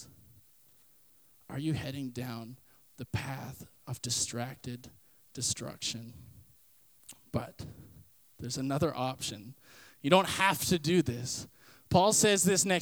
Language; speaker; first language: English; native; English